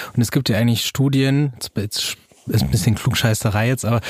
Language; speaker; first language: German; native; German